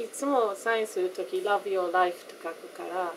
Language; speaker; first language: Japanese; non-native, fluent; English